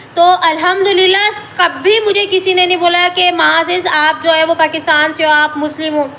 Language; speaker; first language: Urdu; native; Urdu